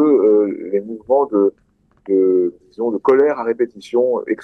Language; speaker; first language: French; native; French